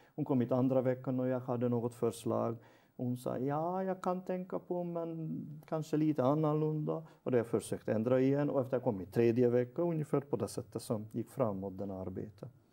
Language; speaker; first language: Swedish; non-native, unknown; Hungarian